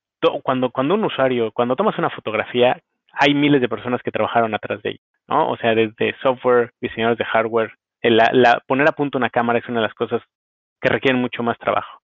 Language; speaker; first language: Spanish; native; Spanish